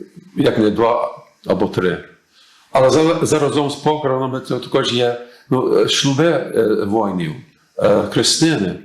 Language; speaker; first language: Ukrainian; early bilingual, heritage; English